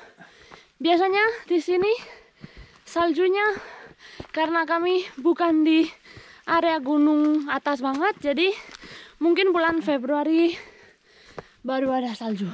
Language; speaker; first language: Indonesian; non-native, fluent; Spanish